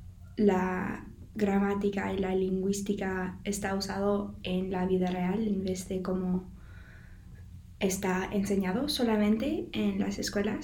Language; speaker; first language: Spanish; non-native, fluent; English